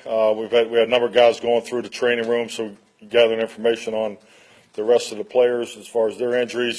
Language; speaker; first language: English; native; English